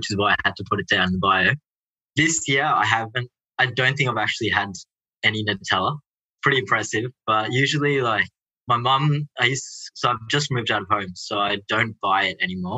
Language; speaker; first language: English; native; English